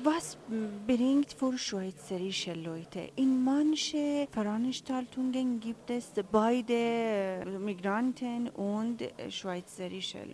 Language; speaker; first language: German; non-native, learner; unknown